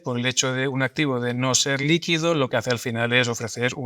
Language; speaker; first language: Spanish; native; Spanish